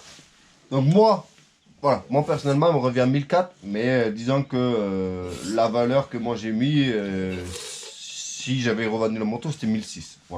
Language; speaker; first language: French; native; French